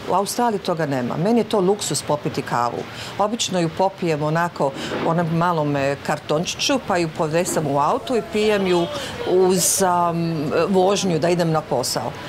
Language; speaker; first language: Croatian; early bilingual, heritage; Croatian